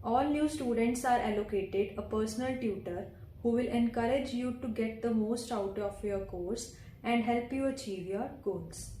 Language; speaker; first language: English; non-native, local second language; Punjabi